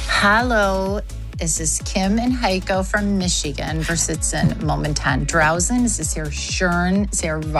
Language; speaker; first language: German; non-native, learner; English